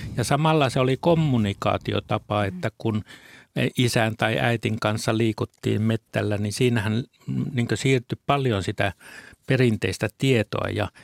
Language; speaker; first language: Finnish; native; Finnish